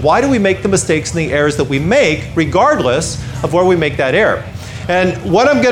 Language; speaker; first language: English; native; English